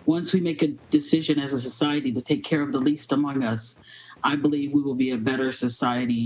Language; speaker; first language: English; native; English